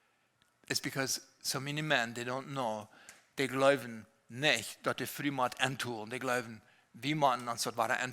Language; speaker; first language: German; non-native, learner; Low German